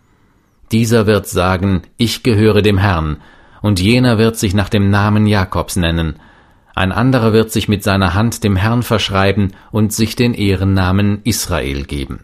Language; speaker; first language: German; native; German